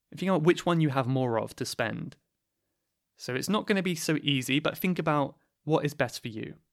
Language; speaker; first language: English; native; English